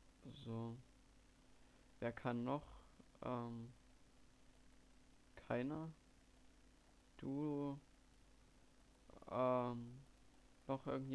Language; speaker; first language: German; native; German